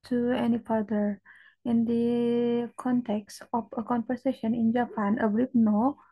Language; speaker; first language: English; non-native, learner; Indonesian